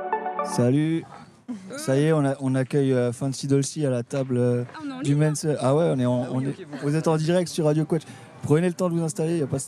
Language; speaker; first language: French; native; French